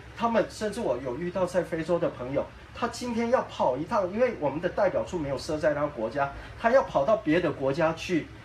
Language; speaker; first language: Chinese; native; Chinese